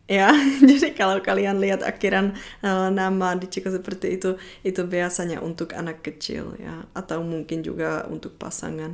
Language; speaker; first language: Indonesian; non-native, fluent; Czech